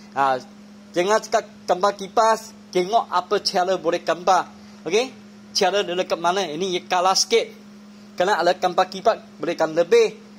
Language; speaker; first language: Malay; non-native, local second language; Chinese